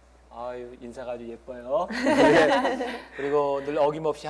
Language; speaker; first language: Korean; native; Korean